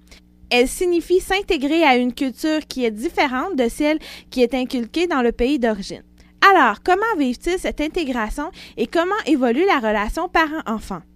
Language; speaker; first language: French; native; French